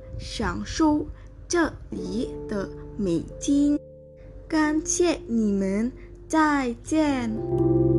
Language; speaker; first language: Chinese; non-native, learner; Indonesian